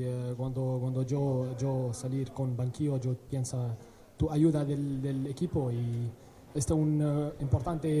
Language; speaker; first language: Spanish; non-native, learner; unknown